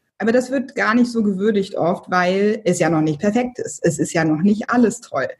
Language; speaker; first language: German; native; German